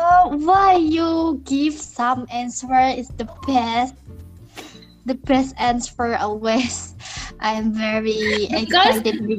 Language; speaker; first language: English; non-native, learner; Indonesian